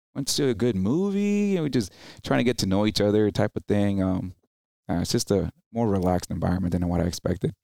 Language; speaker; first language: English; early bilingual, other home language; Spanish